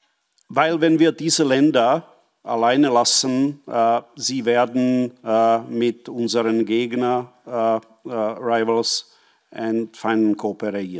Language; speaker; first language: German; non-native, fluent; Czech